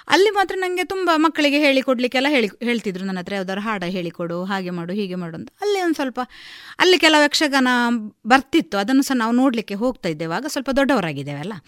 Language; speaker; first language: Kannada; native; Kannada